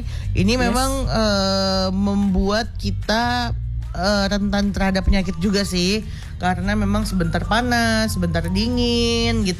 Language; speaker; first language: Indonesian; native; Indonesian